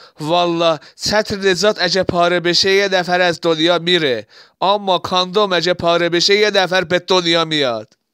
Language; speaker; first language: Persian; non-native, local second language; Assyrian Neo-Aramaic